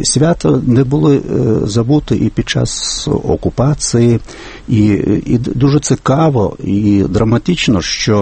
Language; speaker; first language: Ukrainian; non-native, fluent; Lithuanian